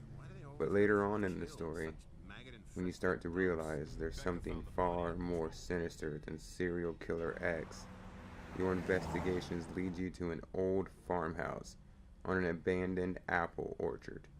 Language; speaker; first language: English; native; English